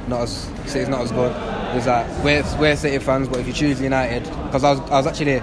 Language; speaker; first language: English; native; English